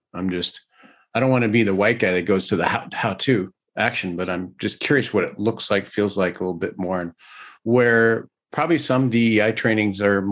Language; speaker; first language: English; native; English